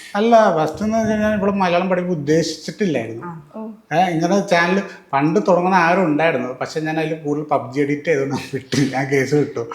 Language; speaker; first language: Malayalam; native; Malayalam